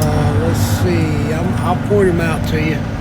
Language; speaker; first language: English; native; English